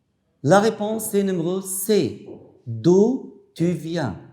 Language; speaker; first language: French; non-native, fluent; Arabic